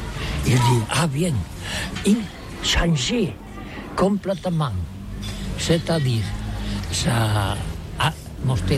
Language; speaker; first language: French; non-native, learner; Catalan